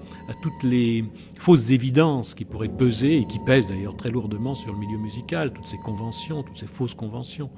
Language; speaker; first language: French; native; French